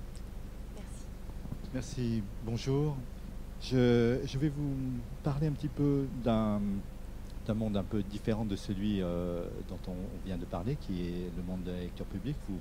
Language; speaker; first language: French; native; French